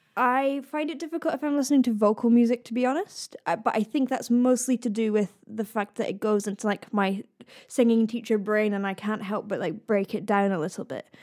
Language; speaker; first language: English; native; English